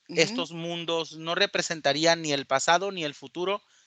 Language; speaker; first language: Spanish; native; Spanish